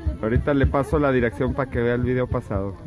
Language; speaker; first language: Spanish; native; Spanish